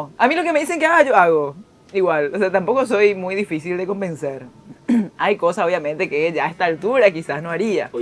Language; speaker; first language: Spanish; early bilingual, other home language; Korean